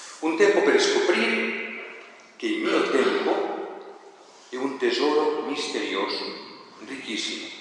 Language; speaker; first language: Italian; non-native, fluent; Spanish